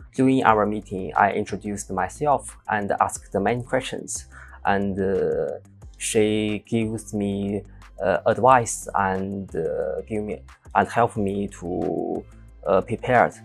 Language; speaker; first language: English; non-native, learner; Chinese